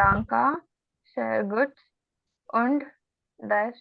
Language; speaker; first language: German; non-native, learner; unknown